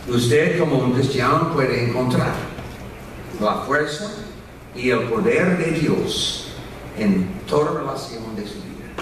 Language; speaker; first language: Spanish; non-native, fluent; English